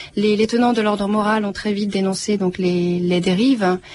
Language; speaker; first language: French; native; French